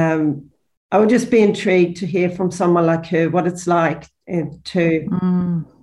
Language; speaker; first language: English; non-native, fluent; Swedish